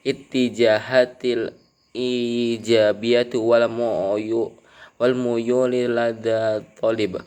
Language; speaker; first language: Arabic; non-native, learner; Indonesian